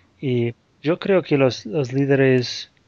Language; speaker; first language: Spanish; non-native, fluent; Portuguese